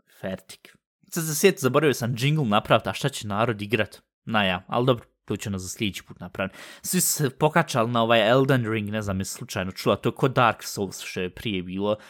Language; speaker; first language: Bosnian; native; Bosnian